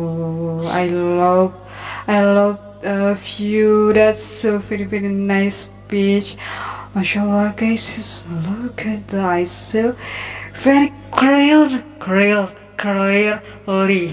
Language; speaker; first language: English; non-native, learner; Indonesian